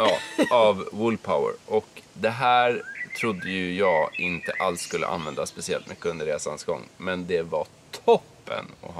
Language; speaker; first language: Swedish; native; Swedish